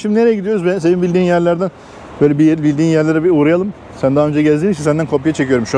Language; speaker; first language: Turkish; native; Turkish